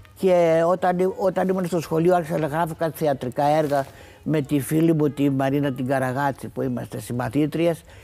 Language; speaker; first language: Greek; native; Greek